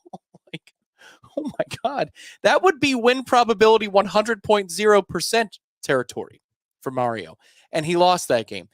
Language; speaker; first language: English; native; English